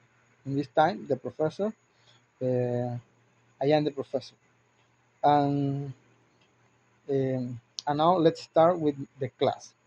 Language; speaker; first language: English; non-native, learner; Spanish